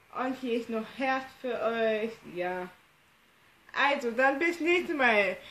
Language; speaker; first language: German; early bilingual, other home language; Turkish